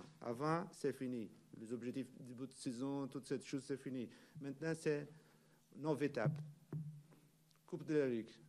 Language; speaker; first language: French; non-native, learner; Portuguese